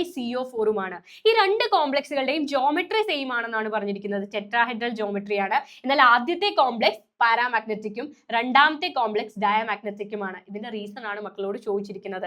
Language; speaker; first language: Malayalam; native; Malayalam